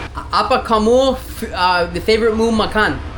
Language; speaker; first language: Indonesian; non-native, learner; English